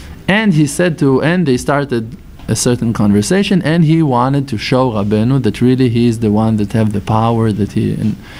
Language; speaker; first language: English; non-native, fluent; Hebrew